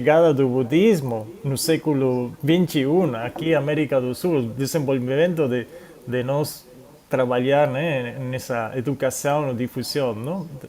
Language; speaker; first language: Portuguese; non-native, fluent; Spanish